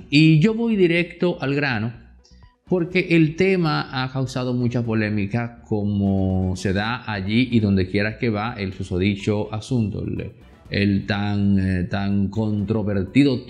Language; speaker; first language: Spanish; native; Spanish